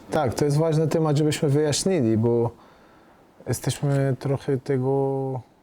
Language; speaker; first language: Polish; non-native, fluent; Portuguese